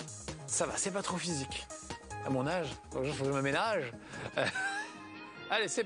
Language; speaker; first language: French; native; French